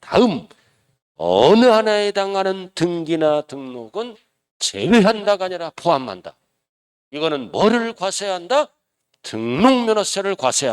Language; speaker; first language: Korean; native; Korean